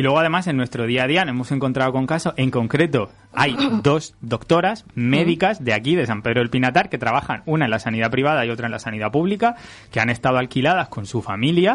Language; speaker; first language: Spanish; native; Spanish